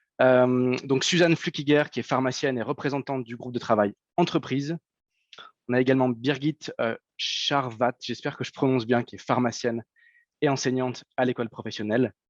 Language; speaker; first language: French; native; French